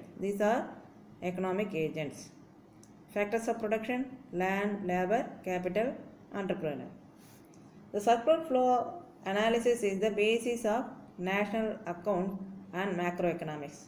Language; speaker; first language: English; non-native, local second language; Tamil